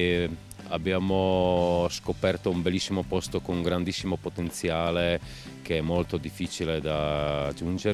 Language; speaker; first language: Italian; non-native, fluent; Czech